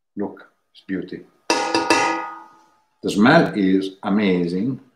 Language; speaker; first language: English; non-native, fluent; Italian